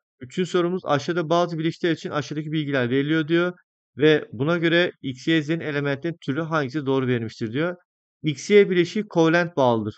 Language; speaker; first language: Turkish; native; Turkish